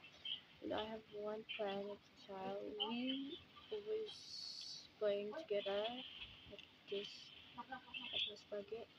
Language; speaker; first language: English; non-native, learner; Indonesian